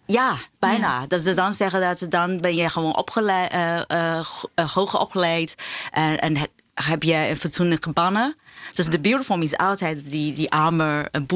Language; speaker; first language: Dutch; non-native, fluent; Chinese